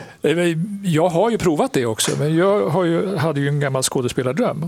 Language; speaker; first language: Swedish; native; Swedish